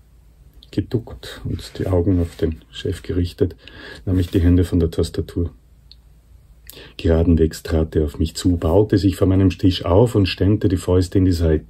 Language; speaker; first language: German; native; German